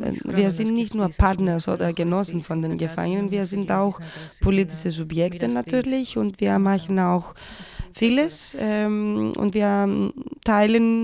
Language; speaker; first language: German; non-native, fluent; Greek